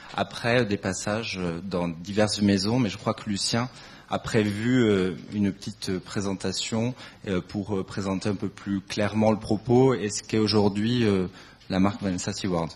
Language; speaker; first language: French; native; French